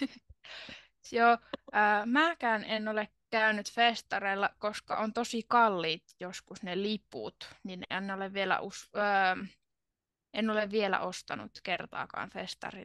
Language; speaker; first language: Finnish; native; Finnish